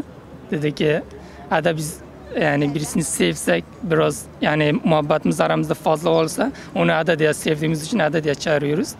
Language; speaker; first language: Turkish; non-native, learner; Uzbek